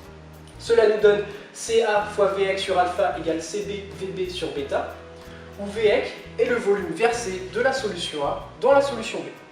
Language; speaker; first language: French; native; French